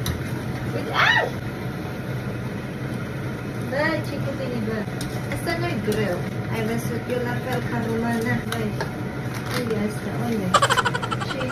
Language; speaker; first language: Romanian; non-native, learner; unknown